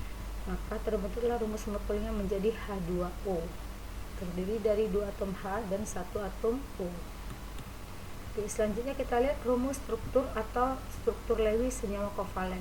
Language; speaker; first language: Indonesian; native; Indonesian